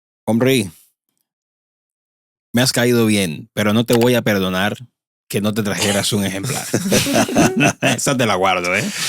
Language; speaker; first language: Spanish; native; Spanish